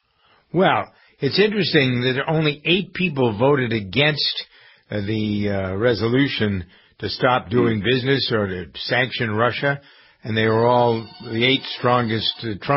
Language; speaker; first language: English; native; English